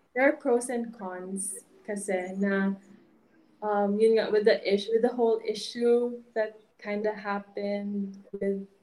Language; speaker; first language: English; non-native, local second language; Hiligaynon